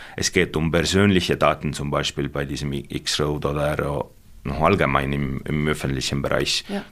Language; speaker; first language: German; non-native, fluent; Estonian